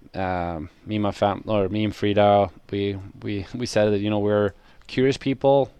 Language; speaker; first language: English; non-native, fluent; Swedish